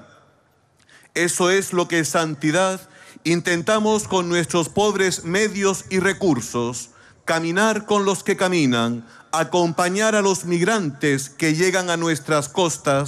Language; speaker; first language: Spanish; native; Spanish